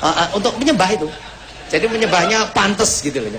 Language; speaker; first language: Indonesian; non-native, local second language; Javanese